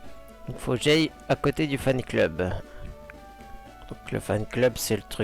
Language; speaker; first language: French; native; French